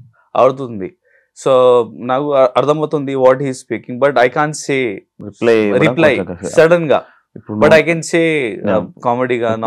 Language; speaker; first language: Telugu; non-native, learner; Hindi